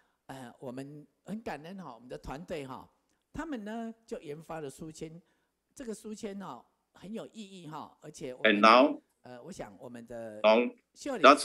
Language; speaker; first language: Chinese; native; Chinese